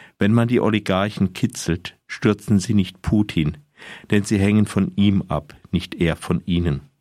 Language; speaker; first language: German; native; German